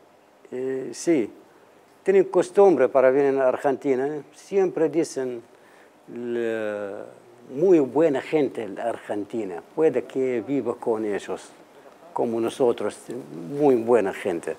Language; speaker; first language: Spanish; non-native, learner; Arabic